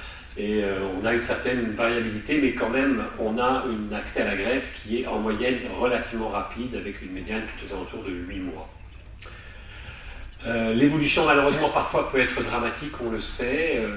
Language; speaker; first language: French; native; French